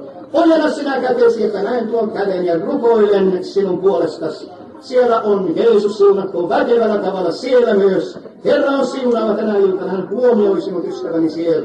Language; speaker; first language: Finnish; native; Finnish